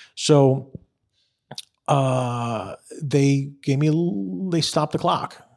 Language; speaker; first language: English; native; English